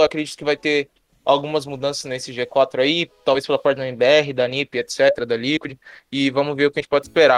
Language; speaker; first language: Portuguese; native; Portuguese